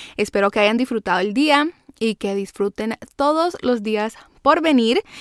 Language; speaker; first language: Spanish; early bilingual, heritage; Spanish